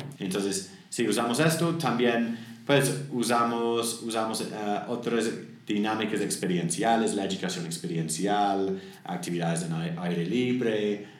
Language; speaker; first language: Spanish; non-native, fluent; English